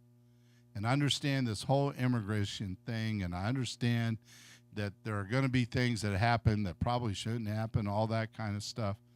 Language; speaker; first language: English; native; English